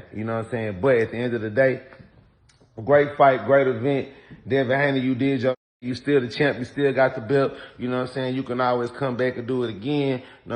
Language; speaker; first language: English; native; English